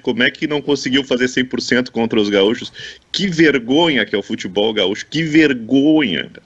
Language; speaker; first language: Portuguese; native; Portuguese